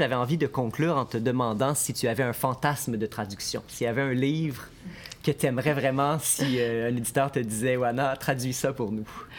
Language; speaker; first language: French; native; French